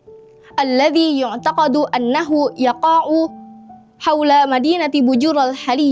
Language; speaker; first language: Arabic; non-native, learner; Indonesian